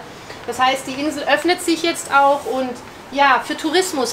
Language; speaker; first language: German; native; German